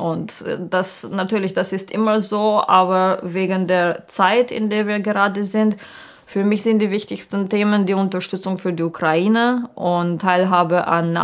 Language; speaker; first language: German; non-native, fluent; Romanian